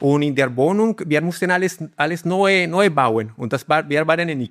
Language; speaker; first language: German; non-native, learner; Spanish